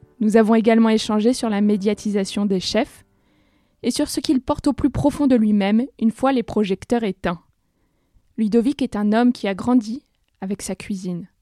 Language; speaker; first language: French; native; French